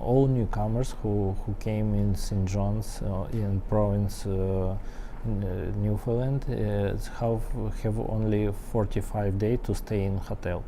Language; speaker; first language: English; non-native, learner; Ukrainian